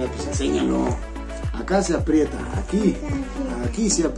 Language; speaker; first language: Spanish; native; Spanish